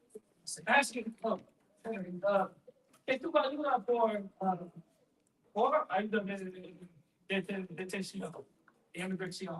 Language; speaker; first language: Spanish; non-native, learner; English